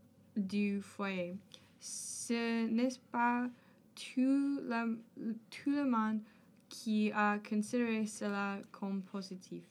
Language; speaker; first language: French; non-native, learner; English